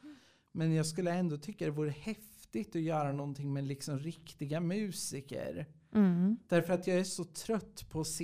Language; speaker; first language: Swedish; native; Swedish